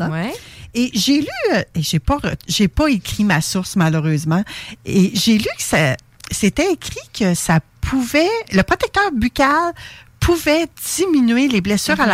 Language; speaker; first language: French; native; French